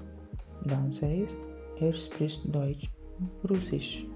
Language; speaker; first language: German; non-native, fluent; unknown